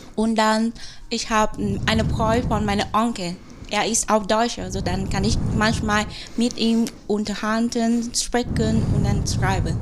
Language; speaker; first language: German; non-native, learner; Vietnamese